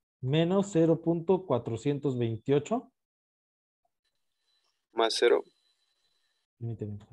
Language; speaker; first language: Spanish; native; Spanish